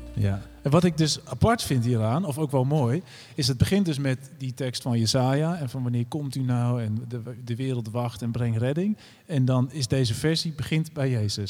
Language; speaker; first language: Dutch; native; Dutch